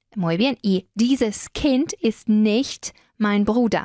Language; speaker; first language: German; non-native, fluent; Spanish